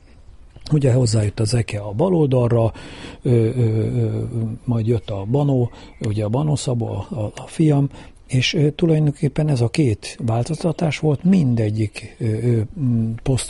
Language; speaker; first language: Hungarian; native; Hungarian